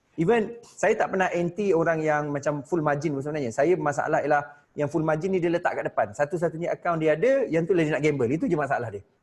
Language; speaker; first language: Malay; native; Malay